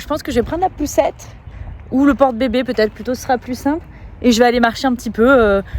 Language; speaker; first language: French; native; French